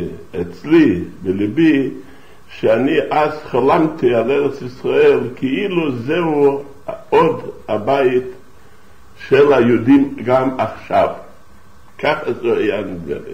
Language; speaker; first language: Hebrew; non-native, fluent; Yiddish